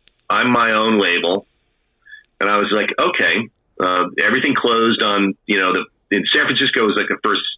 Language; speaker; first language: English; native; English